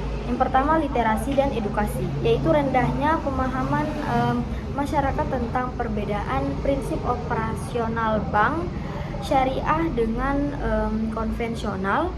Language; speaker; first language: Indonesian; native; Indonesian